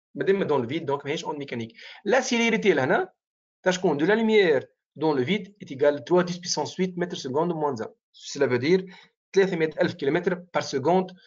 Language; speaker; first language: French; non-native, local second language; Arabic